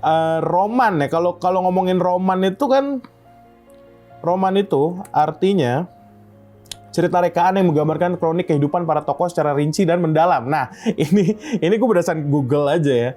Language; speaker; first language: Indonesian; native; Indonesian